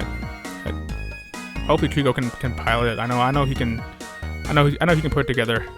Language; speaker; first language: English; native; English